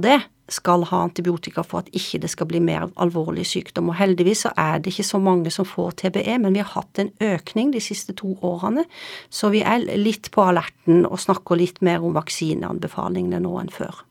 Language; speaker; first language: Norwegian; native; Norwegian